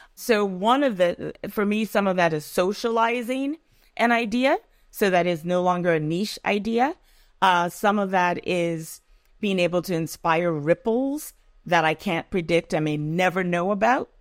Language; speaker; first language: English; non-native, local second language; Yoruba